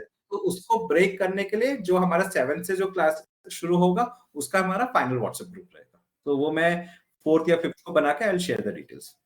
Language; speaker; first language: Hindi; native; Hindi